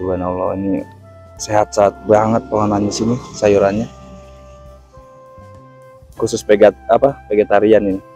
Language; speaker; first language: Indonesian; native; Indonesian